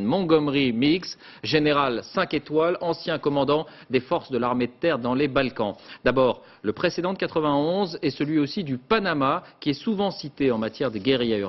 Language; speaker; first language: French; native; French